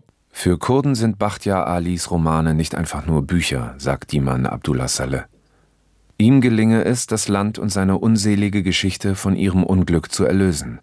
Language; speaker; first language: German; native; German